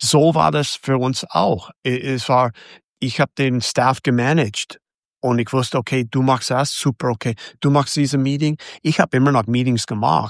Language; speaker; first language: German; non-native, fluent; English